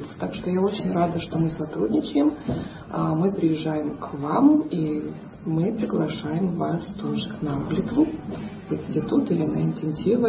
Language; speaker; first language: Russian; non-native, fluent; Lithuanian